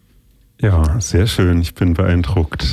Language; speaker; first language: German; native; German